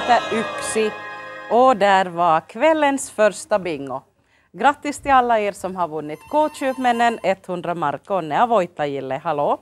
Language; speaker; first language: Swedish; native; Swedish